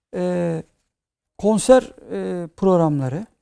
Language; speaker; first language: Turkish; native; Turkish